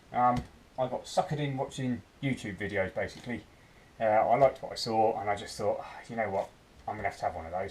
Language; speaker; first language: English; native; English